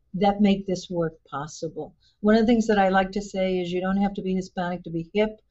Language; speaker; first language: English; early bilingual, other home language; Spanish